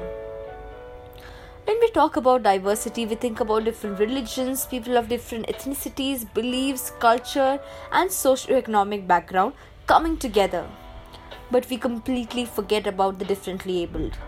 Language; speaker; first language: English; non-native, local second language; Hindi